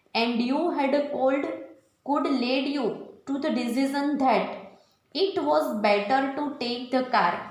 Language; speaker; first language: English; non-native, local second language; Gujarati